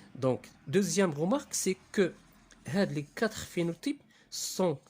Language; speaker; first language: French; non-native, local second language; Arabic